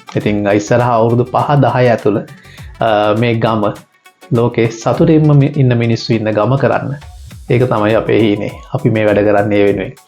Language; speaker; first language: Sinhala; native; Sinhala